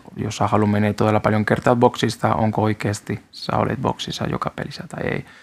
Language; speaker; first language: Finnish; non-native, learner; Spanish